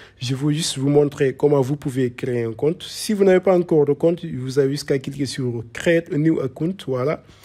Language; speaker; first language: French; non-native, local second language; Wolof